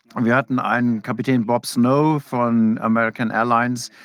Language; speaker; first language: German; non-native, fluent; English